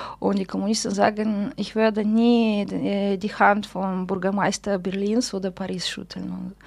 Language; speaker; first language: German; non-native, fluent; Russian